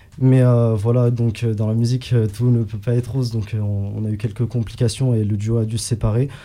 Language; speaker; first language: French; early bilingual, other home language; Arabic